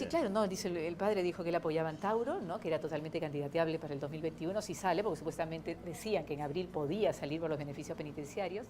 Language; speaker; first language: Spanish; native; Spanish